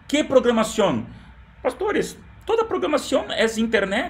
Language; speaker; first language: Spanish; non-native, learner; Portuguese